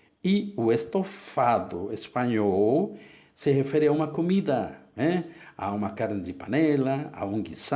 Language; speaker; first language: Portuguese; non-native, fluent; Spanish